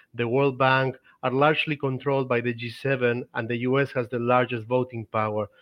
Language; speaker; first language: English; non-native, fluent; Spanish